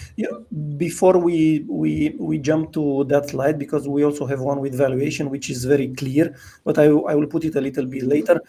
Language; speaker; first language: English; non-native, fluent; Romanian